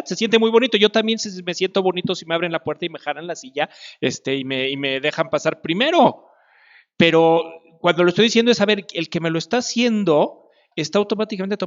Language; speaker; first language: Spanish; native; Spanish